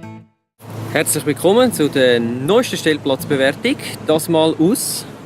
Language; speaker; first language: German; native; German